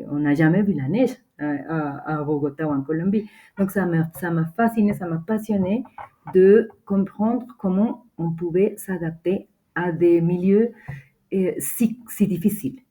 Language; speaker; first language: French; non-native, fluent; Spanish